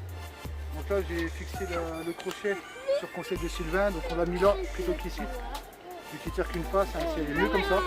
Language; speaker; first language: French; native; French